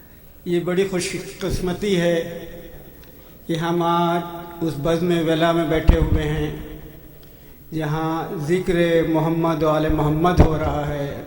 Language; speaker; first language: Urdu; native; Urdu